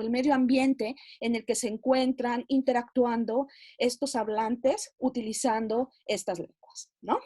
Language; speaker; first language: Spanish; native; Spanish